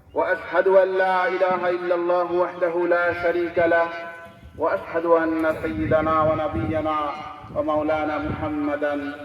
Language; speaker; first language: Arabic; non-native, fluent; Bangla